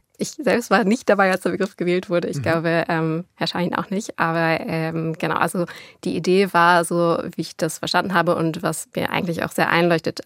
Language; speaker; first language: German; native; German